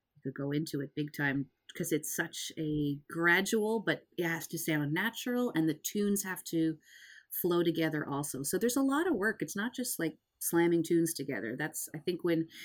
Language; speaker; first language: English; native; English